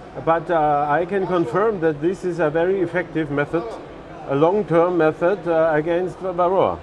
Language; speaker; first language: English; non-native, fluent; German